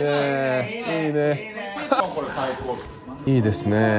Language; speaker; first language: Japanese; non-native, learner; Korean